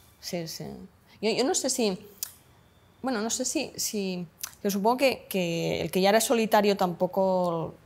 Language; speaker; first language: Spanish; non-native, local second language; Catalan